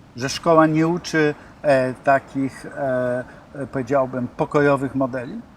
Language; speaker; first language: Polish; native; Polish